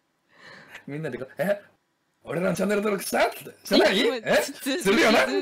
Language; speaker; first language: Japanese; native; Japanese